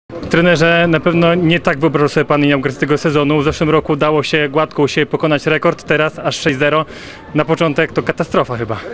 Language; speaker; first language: Polish; native; Polish